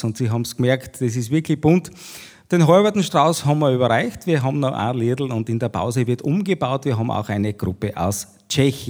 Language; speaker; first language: German; native; German